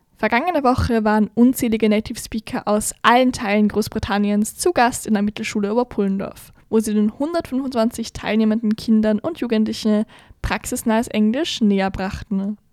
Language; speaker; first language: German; native; German